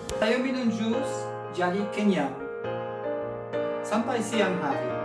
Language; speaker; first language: Indonesian; non-native, learner; German